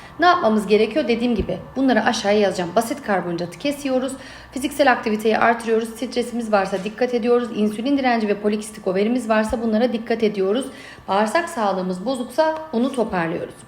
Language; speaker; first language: Turkish; native; Turkish